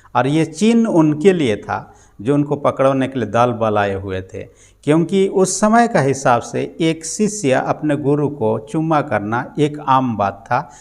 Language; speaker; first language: Hindi; non-native, local second language; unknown